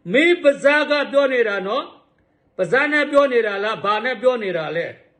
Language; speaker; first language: Burmese; native; Burmese